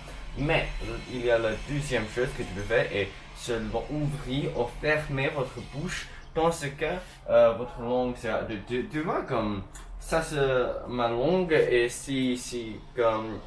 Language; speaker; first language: French; non-native, learner; Chinese